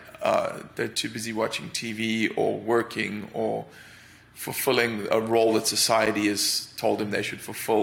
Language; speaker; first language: English; native; English